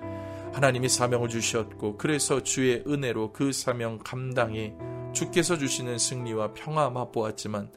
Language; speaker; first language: Korean; native; Korean